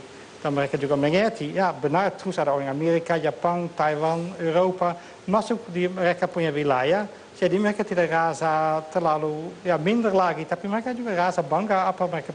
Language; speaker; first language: Indonesian; non-native, fluent; Dutch